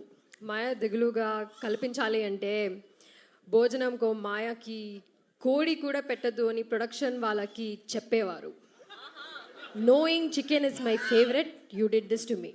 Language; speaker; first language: Telugu; non-native, learner; Malayalam